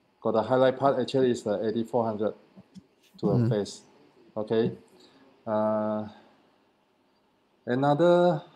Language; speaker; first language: English; non-native, learner; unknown